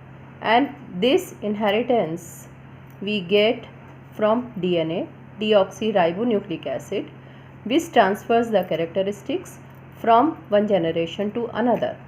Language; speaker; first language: English; non-native, local second language; Gujarati